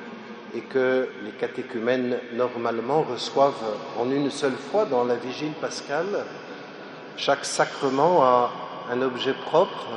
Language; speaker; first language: French; native; French